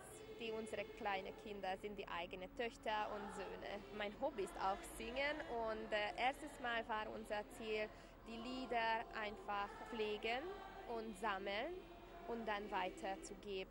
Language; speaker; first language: German; non-native, local second language; Hungarian